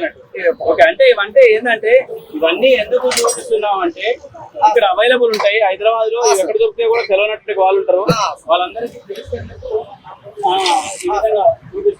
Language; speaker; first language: Telugu; native; Telugu